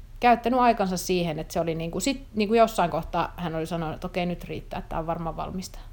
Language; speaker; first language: Finnish; native; Finnish